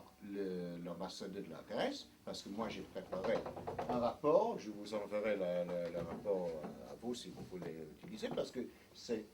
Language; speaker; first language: French; non-native, fluent; English